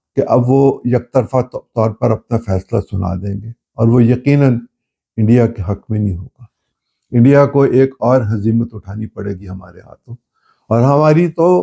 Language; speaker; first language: Urdu; non-native, local second language; Punjabi